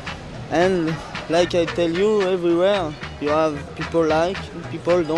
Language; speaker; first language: English; non-native, learner; French